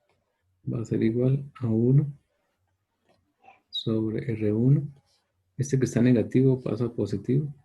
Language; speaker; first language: Spanish; native; Spanish